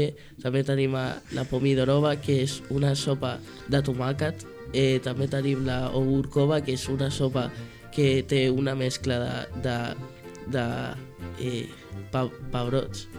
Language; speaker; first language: Catalan; early bilingual, heritage; Catalan